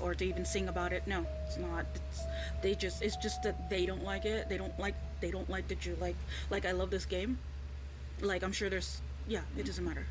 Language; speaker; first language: English; native; English